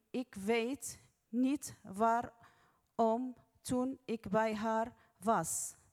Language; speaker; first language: Dutch; non-native, learner; Arabic